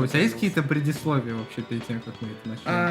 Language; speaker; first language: Russian; native; Russian